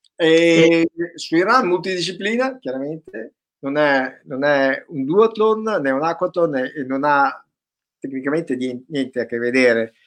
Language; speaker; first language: Italian; native; Italian